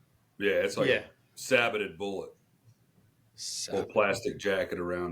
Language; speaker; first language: English; native; English